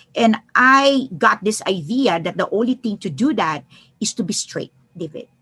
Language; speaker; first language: English; non-native, local second language; Filipino